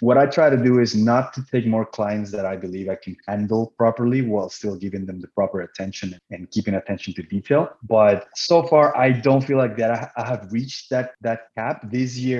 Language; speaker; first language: English; non-native, fluent; Spanish